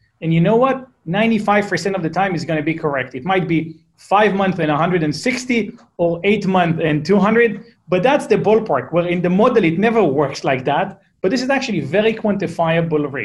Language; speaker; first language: English; non-native, fluent; Hebrew